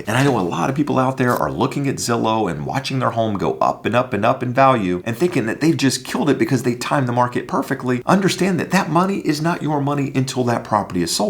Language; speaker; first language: English; native; English